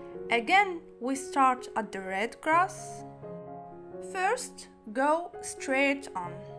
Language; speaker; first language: English; non-native, fluent; Arabic